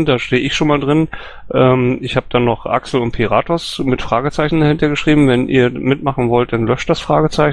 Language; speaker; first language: German; native; German